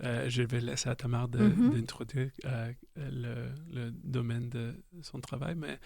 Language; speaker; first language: French; non-native, local second language; English